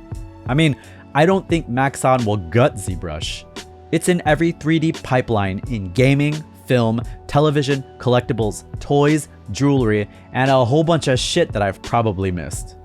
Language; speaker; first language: English; native; English